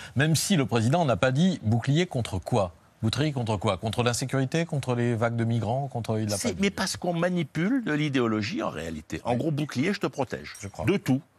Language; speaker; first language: French; native; French